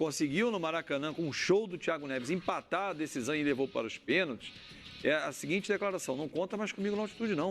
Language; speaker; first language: Portuguese; native; Portuguese